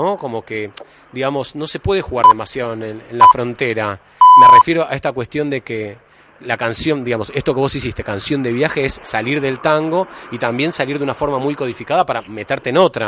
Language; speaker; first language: Spanish; native; Spanish